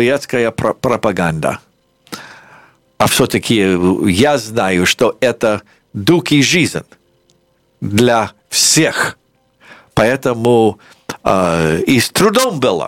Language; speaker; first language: Russian; non-native, fluent; English